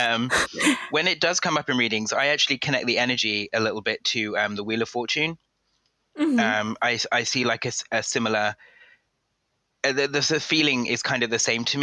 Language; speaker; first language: English; native; English